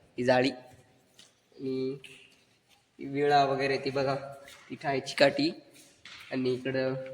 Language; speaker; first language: Marathi; non-native, local second language; Kukna